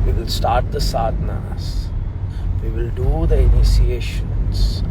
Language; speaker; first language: English; non-native, local second language; Hindi